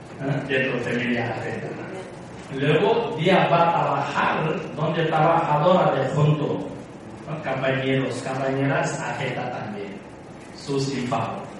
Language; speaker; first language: Spanish; non-native, learner; Tibetan